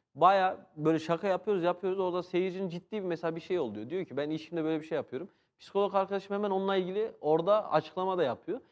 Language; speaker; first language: Turkish; native; Turkish